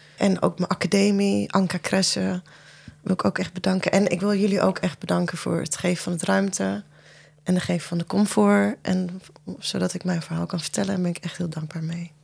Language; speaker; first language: Dutch; early bilingual, other home language; Persian